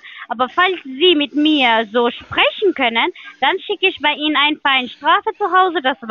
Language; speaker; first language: German; non-native, learner; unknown